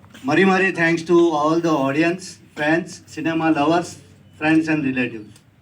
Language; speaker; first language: Telugu; non-native, learner; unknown